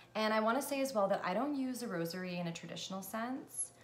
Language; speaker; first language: English; native; English